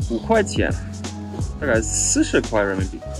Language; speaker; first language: Chinese; non-native, fluent; German